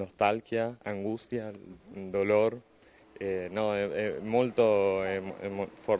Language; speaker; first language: Italian; non-native, learner; Spanish